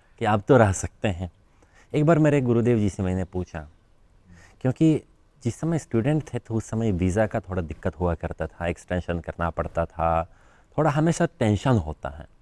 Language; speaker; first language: Hindi; non-native, fluent; Polish